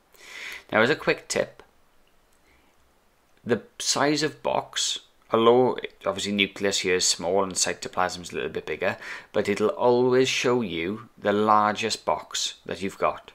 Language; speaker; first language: English; native; English